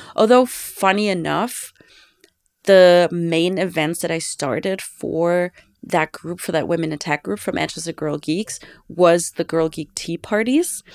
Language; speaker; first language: English; non-native, fluent; German